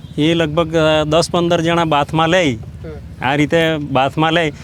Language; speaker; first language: Gujarati; non-native, local second language; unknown